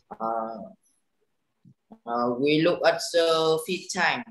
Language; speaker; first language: English; non-native, learner; Vietnamese